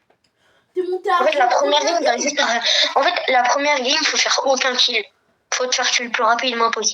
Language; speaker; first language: French; native; French